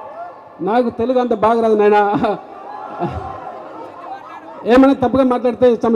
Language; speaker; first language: Telugu; non-native, learner; Tamil